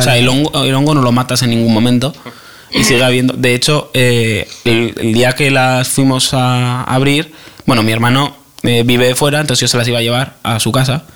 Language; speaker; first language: Spanish; native; Spanish